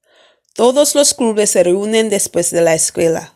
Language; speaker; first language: Spanish; non-native, fluent; English